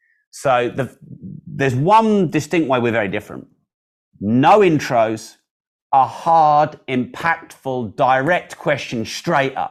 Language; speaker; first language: English; native; English